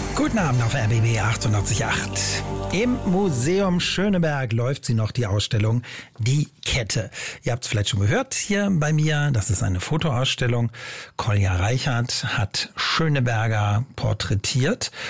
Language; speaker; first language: German; native; German